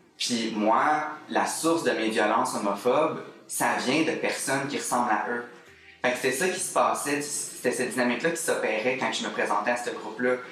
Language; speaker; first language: French; native; French